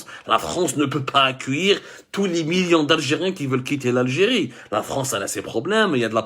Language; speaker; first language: French; non-native, local second language; Arabic